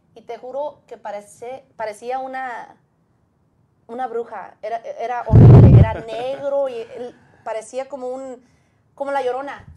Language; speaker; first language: Spanish; early bilingual, heritage; Spanish